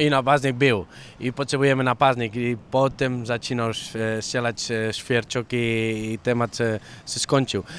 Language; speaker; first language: Polish; non-native, fluent; Catalan